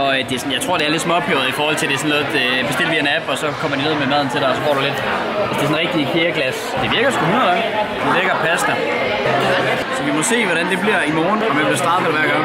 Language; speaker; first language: Danish; native; Danish